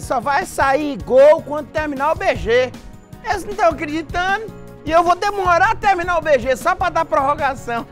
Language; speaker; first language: Portuguese; native; Portuguese